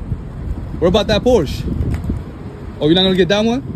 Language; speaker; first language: English; native; English